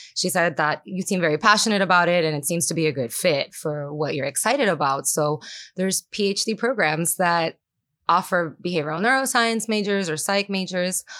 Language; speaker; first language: English; non-native, fluent; Spanish